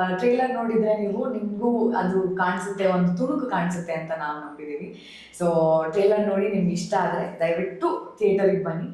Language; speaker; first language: Kannada; native; Kannada